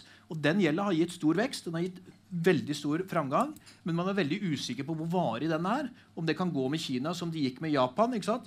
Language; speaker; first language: Norwegian; native; Norwegian